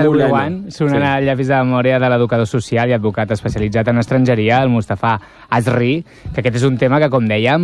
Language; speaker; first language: Catalan; native; Catalan